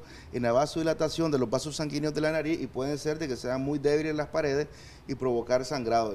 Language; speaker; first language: Spanish; native; Spanish